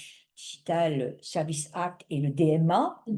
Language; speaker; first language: French; native; French